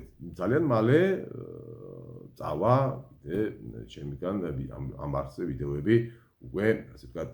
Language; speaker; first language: Georgian; native; Georgian